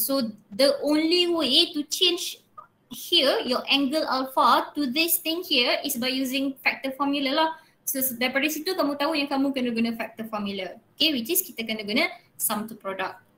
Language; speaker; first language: English; non-native, local second language; Malay